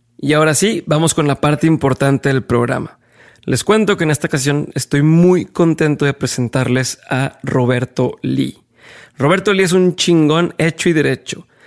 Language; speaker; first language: Spanish; native; Spanish